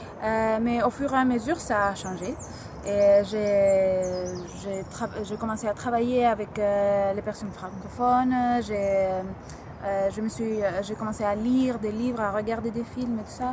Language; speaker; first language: French; non-native, fluent; Greek